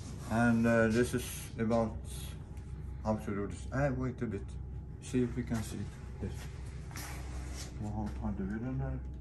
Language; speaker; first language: English; non-native, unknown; Swedish